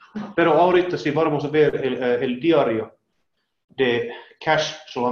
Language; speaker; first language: Spanish; non-native, learner; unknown